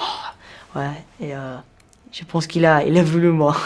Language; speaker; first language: French; non-native, learner; English